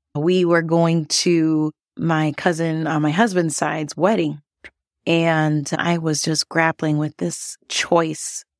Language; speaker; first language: English; early bilingual, other home language; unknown